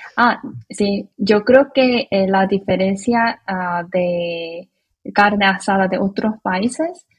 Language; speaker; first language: Spanish; non-native, learner; Korean